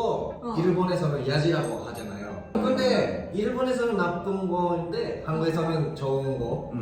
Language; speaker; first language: Korean; non-native, learner; Japanese